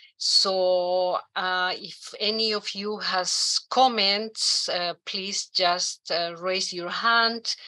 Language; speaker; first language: English; non-native, fluent; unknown